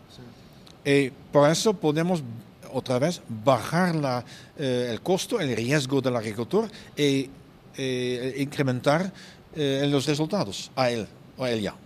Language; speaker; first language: Spanish; non-native, fluent; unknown